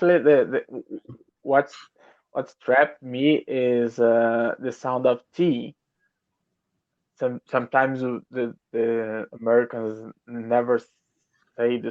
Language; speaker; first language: English; non-native, learner; Portuguese